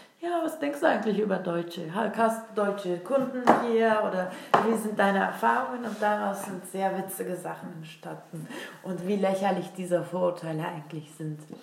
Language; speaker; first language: German; non-native, fluent; Turkish